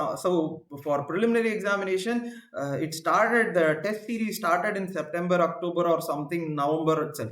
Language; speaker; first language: English; non-native, local second language; Tamil